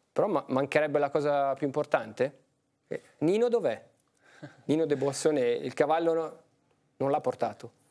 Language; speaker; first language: Italian; native; Italian